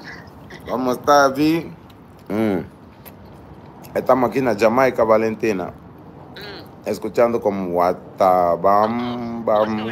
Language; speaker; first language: Spanish; non-native, learner; Portuguese